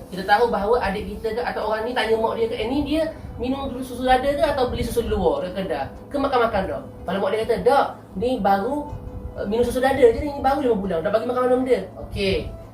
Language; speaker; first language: Malay; native; Malay